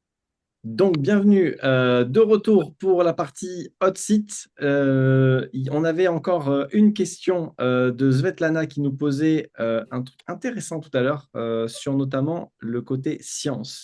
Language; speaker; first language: French; native; French